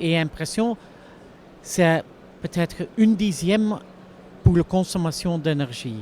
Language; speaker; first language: French; non-native, local second language; Dutch